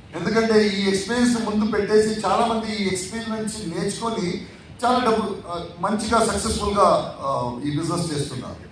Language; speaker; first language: Telugu; non-native, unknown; Tulu